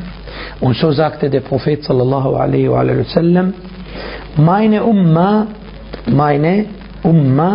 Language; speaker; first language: German; non-native, fluent; Arabic